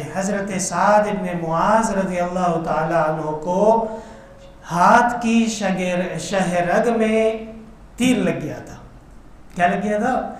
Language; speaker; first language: Urdu; non-native, local second language; Pashto